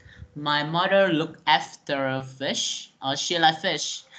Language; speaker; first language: English; non-native, learner; Vietnamese